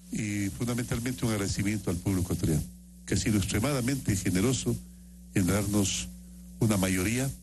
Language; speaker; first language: Spanish; native; Spanish